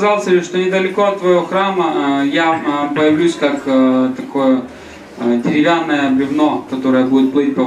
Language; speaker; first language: Russian; native; Russian